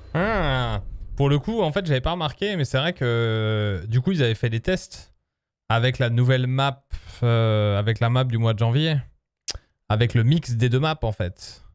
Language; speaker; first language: French; native; French